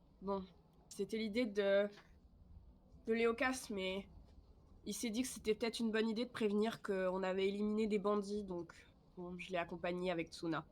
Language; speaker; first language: French; native; French